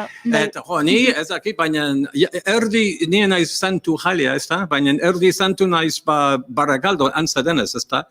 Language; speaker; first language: Basque; non-native, learner; English